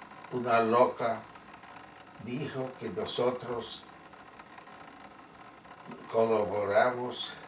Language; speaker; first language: Spanish; non-native, fluent; Yiddish